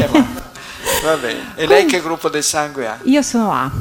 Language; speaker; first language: Italian; native; Italian